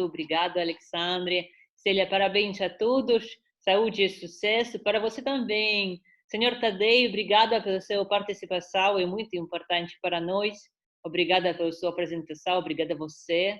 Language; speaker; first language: Portuguese; non-native, fluent; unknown